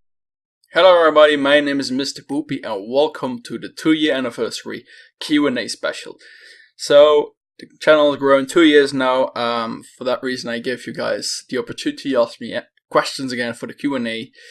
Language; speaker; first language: English; non-native, fluent; Dutch